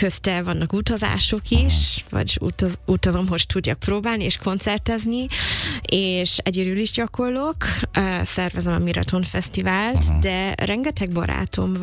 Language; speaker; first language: Hungarian; non-native, fluent; English